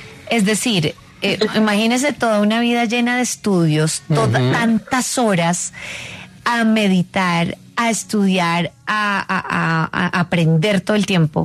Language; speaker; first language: Spanish; native; Spanish